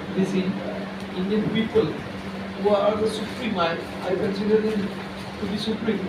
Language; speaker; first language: English; non-native, local second language; Marathi